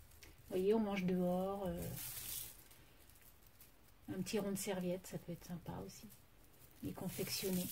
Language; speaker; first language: French; native; French